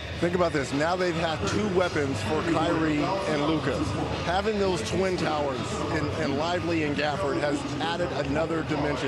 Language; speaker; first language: English; native; English